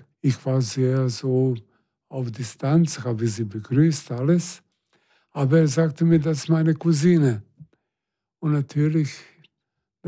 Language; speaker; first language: German; non-native, fluent; Serbian